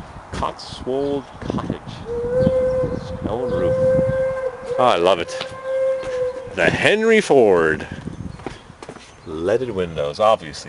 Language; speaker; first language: English; native; English